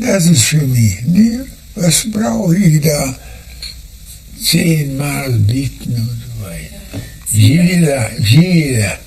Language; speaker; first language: German; non-native, fluent; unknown